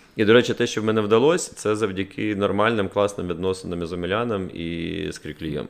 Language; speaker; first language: Ukrainian; native; Ukrainian